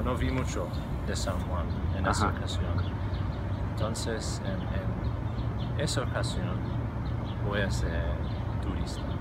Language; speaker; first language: Spanish; non-native, fluent; English